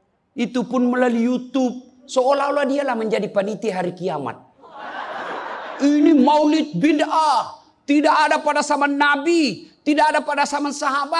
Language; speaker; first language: Indonesian; native; Indonesian